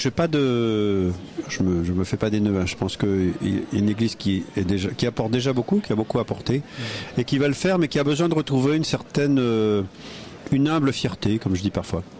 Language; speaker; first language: French; native; French